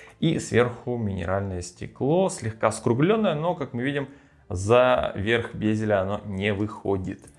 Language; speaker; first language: Russian; native; Russian